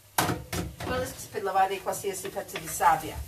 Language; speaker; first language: Italian; non-native, fluent; English